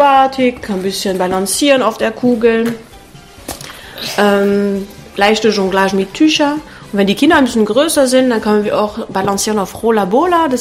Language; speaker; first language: German; non-native, fluent; French